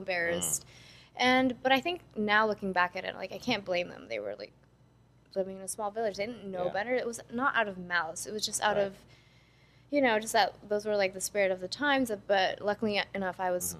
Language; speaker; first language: English; non-native, fluent; Dutch